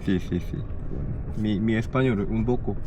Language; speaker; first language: Spanish; non-native, learner; Korean